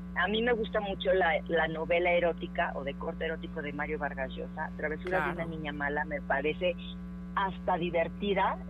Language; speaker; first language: Spanish; native; Spanish